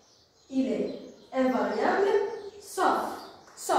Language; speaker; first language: French; non-native, local second language; Arabic